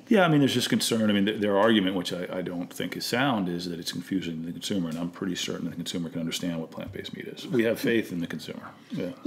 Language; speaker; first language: English; native; English